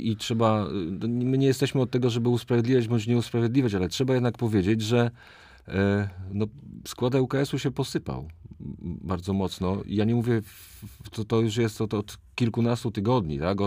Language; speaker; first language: Polish; native; Polish